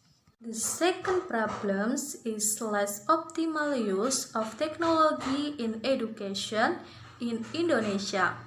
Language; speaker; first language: English; non-native, learner; Indonesian